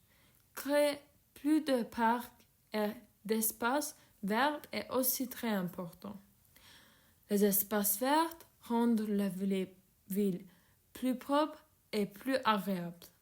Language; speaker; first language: French; non-native, learner; Turkish